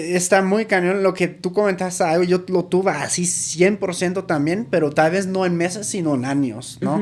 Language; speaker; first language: Spanish; native; Spanish